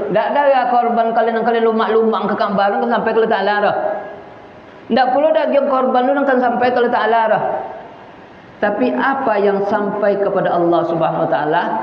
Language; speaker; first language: Malay; native; Malay